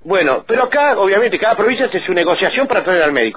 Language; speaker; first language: Spanish; native; Spanish